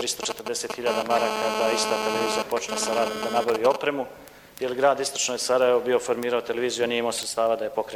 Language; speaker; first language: Croatian; native; Croatian